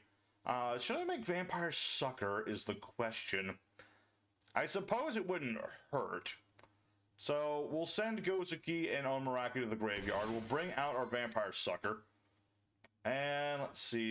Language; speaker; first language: English; native; English